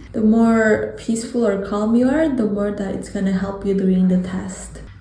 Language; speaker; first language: English; non-native, fluent; Indonesian